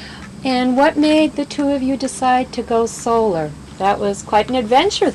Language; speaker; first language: English; native; English